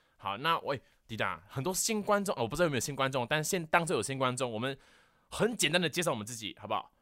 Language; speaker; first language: Chinese; non-native, local second language; Hakka Chinese